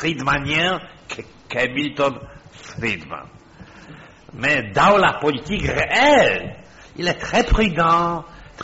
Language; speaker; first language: French; non-native, fluent; Polish